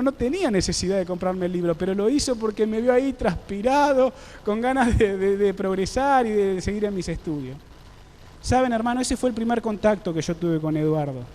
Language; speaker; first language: Spanish; native; Spanish